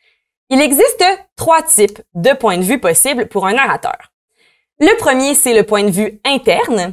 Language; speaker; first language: French; native; French